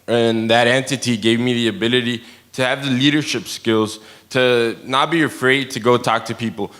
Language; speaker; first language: English; early bilingual, other home language; Spanish